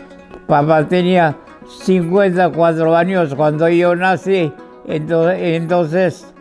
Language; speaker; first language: Spanish; non-native, fluent; Georgian